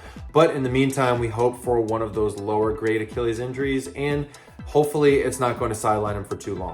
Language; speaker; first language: English; native; English